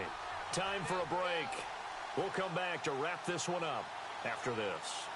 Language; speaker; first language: English; native; English